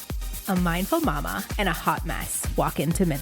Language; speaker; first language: English; native; English